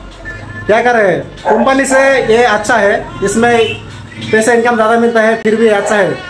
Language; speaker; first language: Hindi; non-native, learner; Bangla